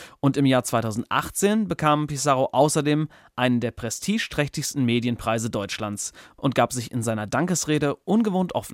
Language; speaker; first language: German; native; German